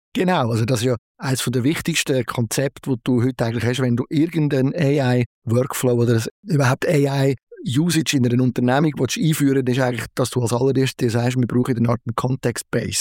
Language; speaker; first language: German; native; German